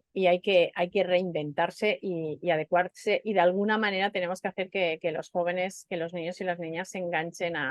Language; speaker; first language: Spanish; native; Spanish